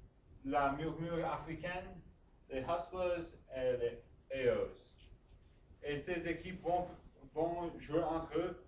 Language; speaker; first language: French; non-native, learner; English